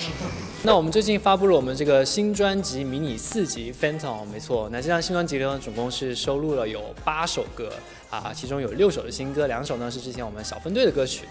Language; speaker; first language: Chinese; native; Chinese